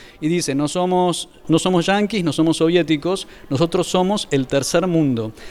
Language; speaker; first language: Spanish; native; Spanish